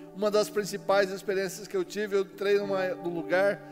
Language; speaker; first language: Portuguese; native; Portuguese